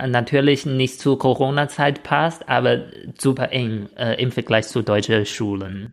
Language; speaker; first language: German; non-native, fluent; Chinese